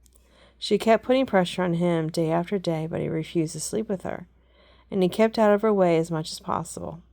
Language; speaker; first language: English; native; English